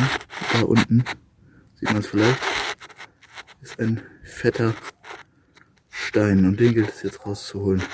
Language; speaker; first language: German; native; German